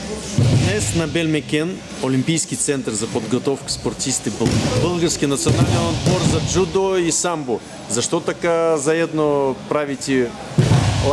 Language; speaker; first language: Bulgarian; non-native, learner; Russian